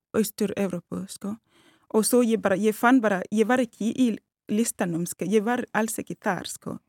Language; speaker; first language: Icelandic; non-native, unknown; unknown